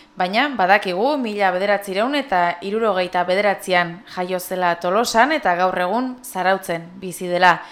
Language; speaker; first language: Basque; native; Basque